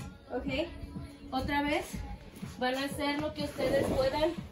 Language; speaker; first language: Spanish; early bilingual, heritage; Spanish